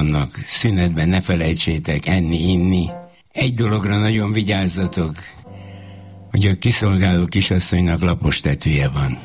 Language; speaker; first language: Hungarian; native; Hungarian